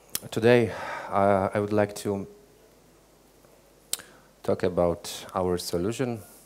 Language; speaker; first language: English; non-native, fluent; Polish